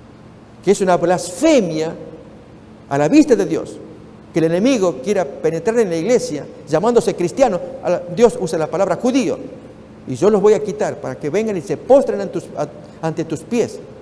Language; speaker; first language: Spanish; native; Spanish